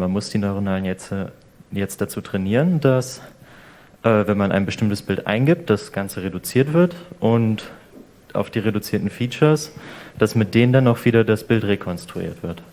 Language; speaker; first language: German; native; German